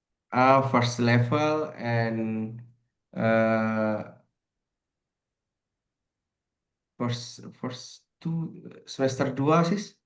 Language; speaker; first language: English; non-native, learner; Indonesian